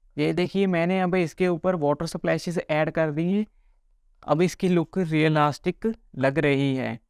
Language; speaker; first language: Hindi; non-native, local second language; Punjabi